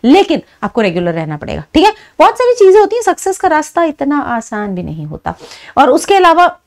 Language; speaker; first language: Hindi; native; Hindi